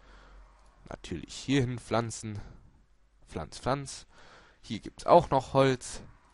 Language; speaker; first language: German; native; German